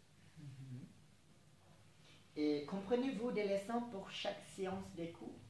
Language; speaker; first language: French; non-native, fluent; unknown